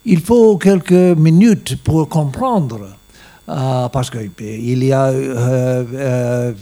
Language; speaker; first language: French; non-native, learner; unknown